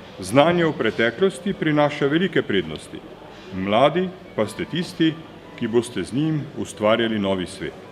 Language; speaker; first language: Slovenian; native; Slovenian